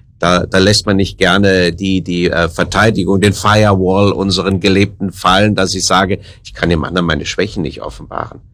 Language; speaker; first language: German; native; German